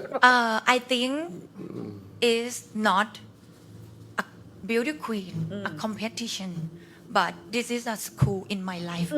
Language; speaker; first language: English; non-native, learner; Thai